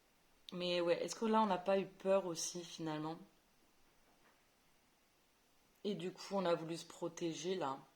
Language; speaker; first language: French; native; French